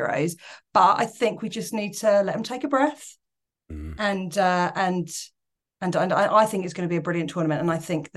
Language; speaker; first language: English; native; English